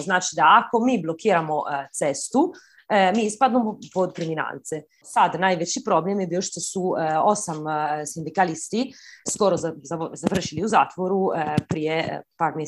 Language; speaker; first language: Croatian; early bilingual, heritage; Croatian